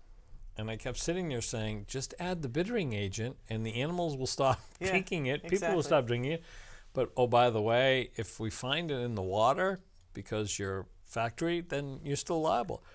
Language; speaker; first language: English; native; English